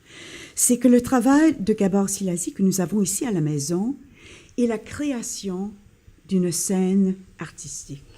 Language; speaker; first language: French; non-native, local second language; English